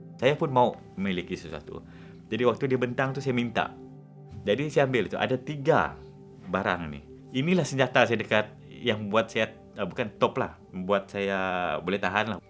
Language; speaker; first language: Malay; non-native, local second language; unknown